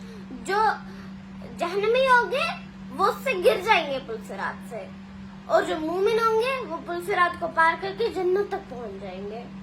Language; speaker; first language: Urdu; native; Urdu